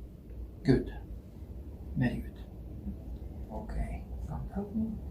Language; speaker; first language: English; non-native, learner; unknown